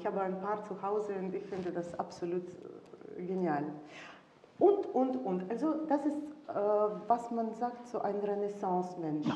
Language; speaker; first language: German; non-native, fluent; Russian